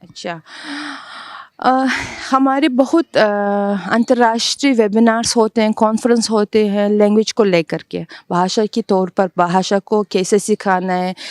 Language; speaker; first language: Hindi; non-native, fluent; Uzbek